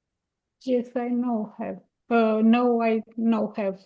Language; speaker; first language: English; non-native, learner; Romanian